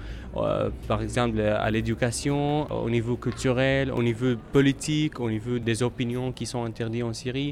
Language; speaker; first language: French; non-native, fluent; Arabic